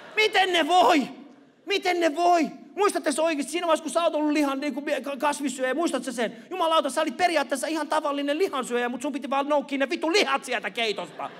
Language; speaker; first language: Finnish; early bilingual, other home language; Persian